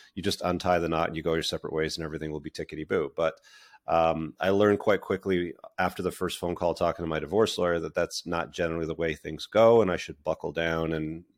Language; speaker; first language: English; native; English